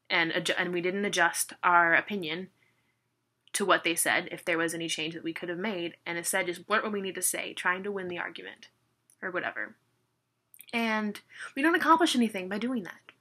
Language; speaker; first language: English; native; English